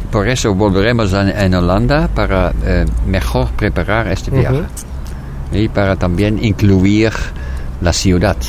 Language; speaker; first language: Spanish; non-native, fluent; Dutch